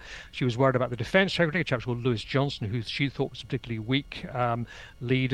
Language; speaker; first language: English; native; English